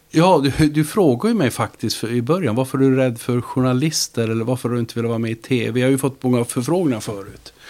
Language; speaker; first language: Swedish; native; Swedish